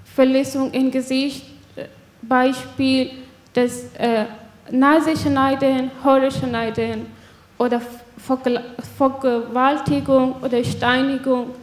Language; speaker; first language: German; non-native, learner; Persian